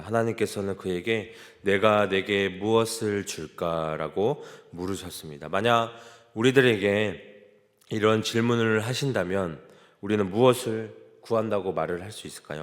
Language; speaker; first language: Korean; native; Korean